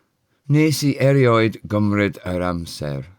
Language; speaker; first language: Welsh; non-native, fluent; English